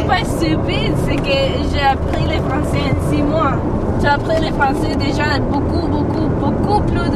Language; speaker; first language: French; non-native, learner; Spanish